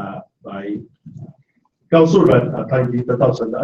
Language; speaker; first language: Chinese; native; Chinese